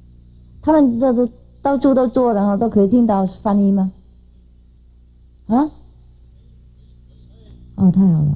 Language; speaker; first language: Chinese; non-native, fluent; Vietnamese